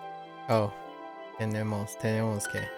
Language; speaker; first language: Spanish; non-native, learner; English